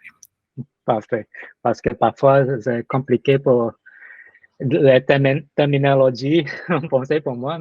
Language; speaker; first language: French; non-native, learner; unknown